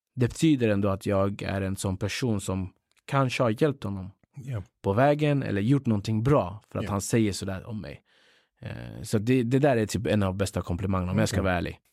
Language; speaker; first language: Swedish; early bilingual, other home language; Central Kurdish